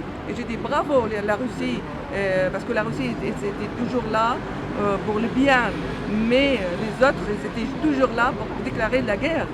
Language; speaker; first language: French; non-native, fluent; Arabic